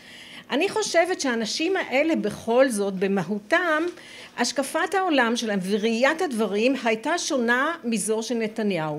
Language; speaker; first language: Hebrew; native; Hebrew